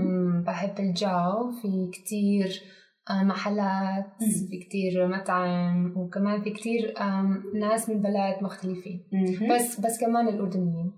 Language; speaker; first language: Arabic; non-native, learner; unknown